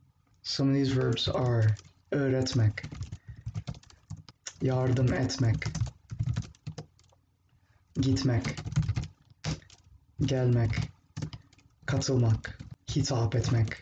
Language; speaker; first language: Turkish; non-native, fluent; English